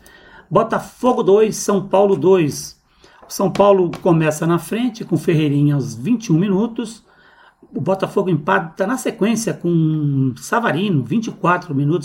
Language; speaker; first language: Portuguese; native; Portuguese